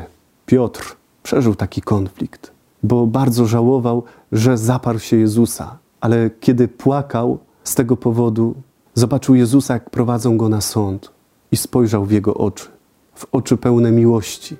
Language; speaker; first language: Polish; native; Polish